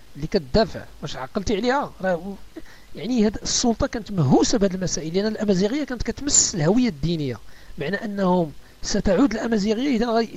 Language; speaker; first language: Arabic; native; Arabic